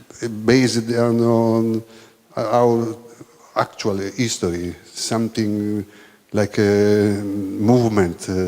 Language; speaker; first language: English; non-native, learner; Italian